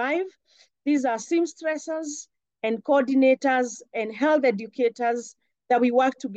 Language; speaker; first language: English; non-native, local second language; Kikuyu